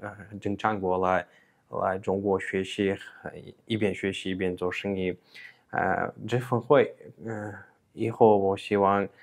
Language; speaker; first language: Chinese; non-native, fluent; Uzbek